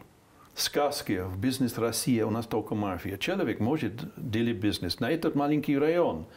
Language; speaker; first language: Russian; non-native, fluent; English